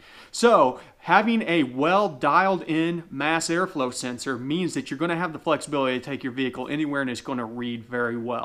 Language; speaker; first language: English; native; English